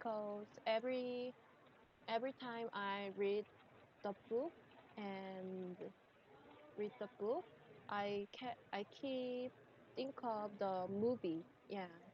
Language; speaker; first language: English; non-native, learner; Korean